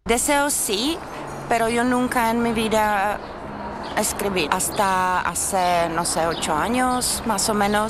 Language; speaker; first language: Spanish; non-native, fluent; Czech